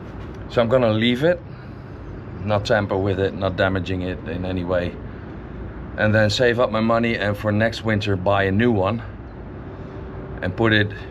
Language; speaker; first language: English; non-native, fluent; Dutch